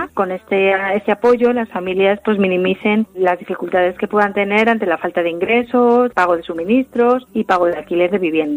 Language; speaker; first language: Spanish; native; Spanish